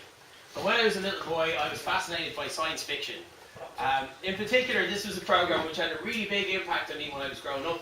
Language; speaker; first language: English; native; English